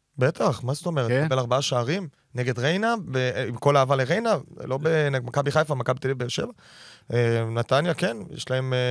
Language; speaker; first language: Hebrew; native; Hebrew